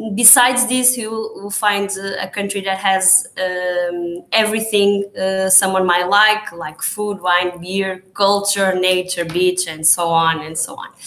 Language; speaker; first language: English; non-native, fluent; Portuguese